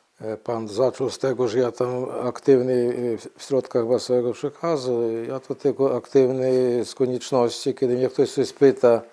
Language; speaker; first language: Polish; non-native, fluent; Ukrainian